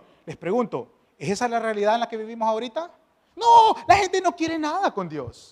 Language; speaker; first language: Spanish; native; Spanish